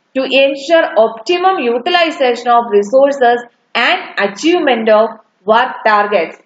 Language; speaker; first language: English; non-native, local second language; Malayalam